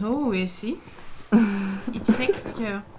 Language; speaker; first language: English; non-native, learner; French